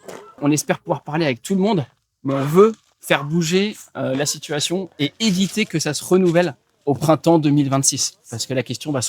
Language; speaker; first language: French; native; French